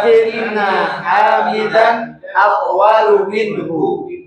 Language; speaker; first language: Arabic; non-native, learner; Indonesian